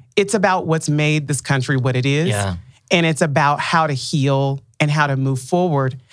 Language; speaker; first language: English; early bilingual, other home language; Akan